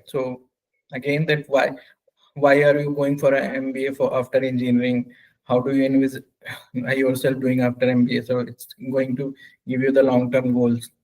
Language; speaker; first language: English; non-native, local second language; Hindi